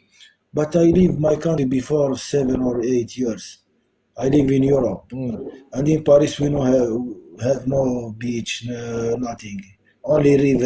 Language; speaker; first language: English; non-native, local second language; Arabic